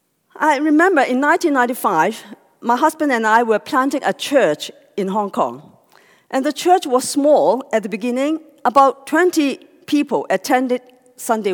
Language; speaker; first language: English; non-native, local second language; Cantonese